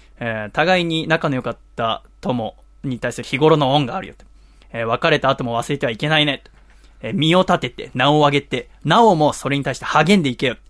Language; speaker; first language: Japanese; native; Japanese